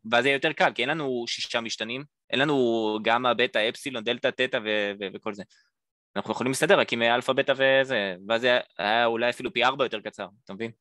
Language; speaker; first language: Hebrew; native; Hebrew